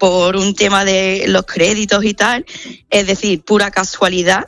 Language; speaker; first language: Spanish; non-native, fluent; English